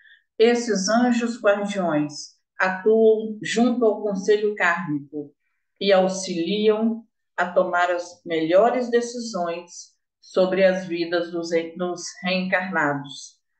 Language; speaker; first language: Portuguese; native; Portuguese